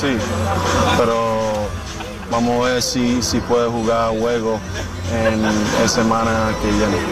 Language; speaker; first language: Spanish; early bilingual, heritage; Spanish